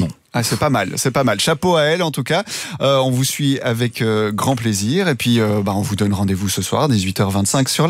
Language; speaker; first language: French; native; French